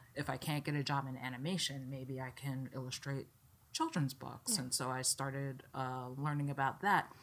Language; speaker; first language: English; native; English